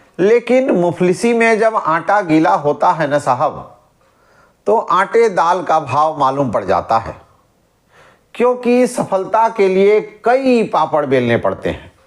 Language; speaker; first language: Hindi; native; Hindi